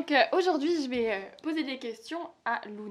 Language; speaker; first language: French; native; French